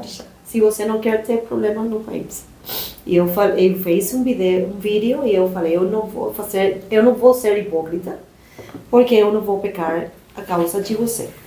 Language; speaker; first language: Portuguese; non-native, learner; Spanish